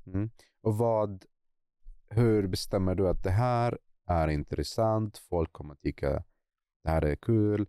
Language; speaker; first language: Swedish; non-native, fluent; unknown